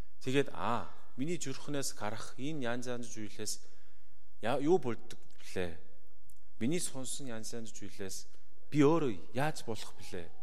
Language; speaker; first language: Mongolian; non-native, fluent; Korean